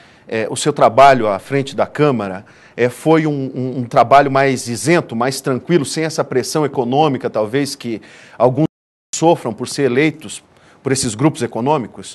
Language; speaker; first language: Portuguese; native; Portuguese